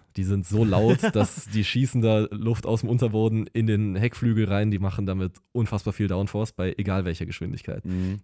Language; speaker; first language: German; native; German